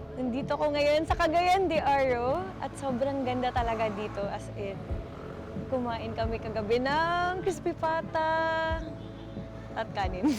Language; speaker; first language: Filipino; non-native, local second language; Cebuano